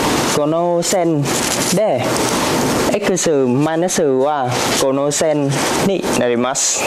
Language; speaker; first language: Japanese; non-native, learner; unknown